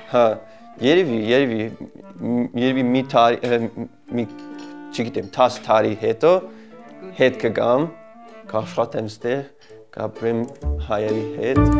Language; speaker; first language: Armenian; non-native, learner; English